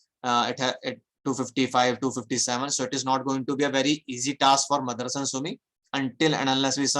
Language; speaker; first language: English; non-native, local second language; Hindi